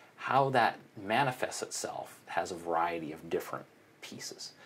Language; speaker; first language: English; native; English